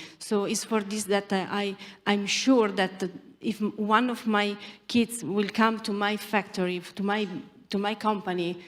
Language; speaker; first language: English; non-native, learner; Italian